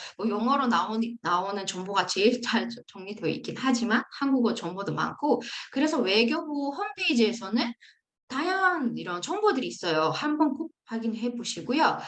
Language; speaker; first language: Korean; non-native, fluent; Uzbek